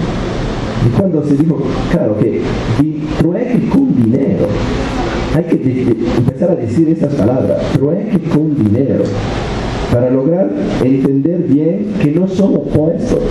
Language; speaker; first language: Spanish; non-native, fluent; Italian